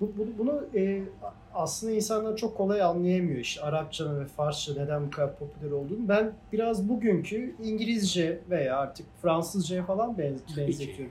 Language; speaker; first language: Turkish; native; Turkish